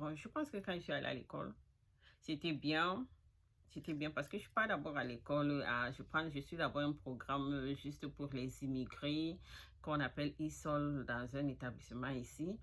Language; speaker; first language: French; non-native, local second language; Fula